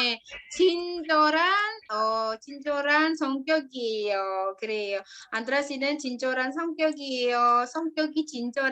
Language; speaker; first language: Korean; non-native, fluent; Indonesian